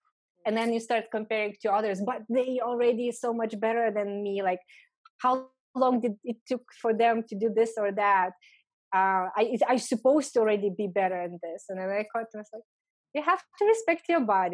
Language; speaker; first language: English; non-native, fluent; Lithuanian